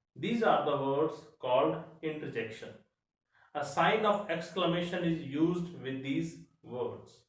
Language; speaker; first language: English; non-native, local second language; Punjabi